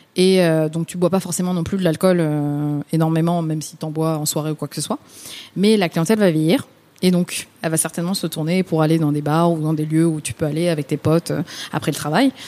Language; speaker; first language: French; early bilingual, other home language; Vietnamese